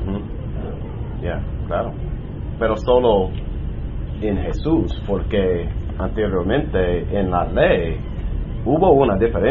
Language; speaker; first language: Spanish; non-native, learner; English